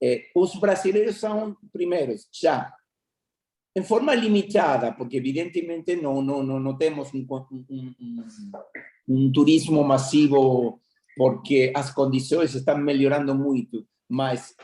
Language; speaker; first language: Portuguese; non-native, fluent; Spanish